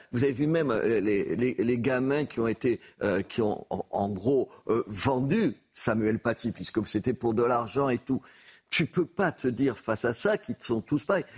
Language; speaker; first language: French; native; French